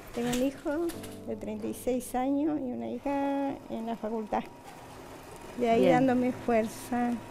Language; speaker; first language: Spanish; native; Spanish